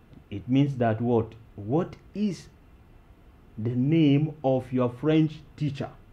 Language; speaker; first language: English; non-native, local second language; Hausa